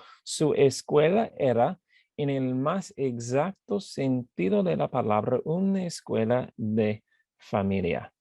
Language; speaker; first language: Spanish; non-native, fluent; English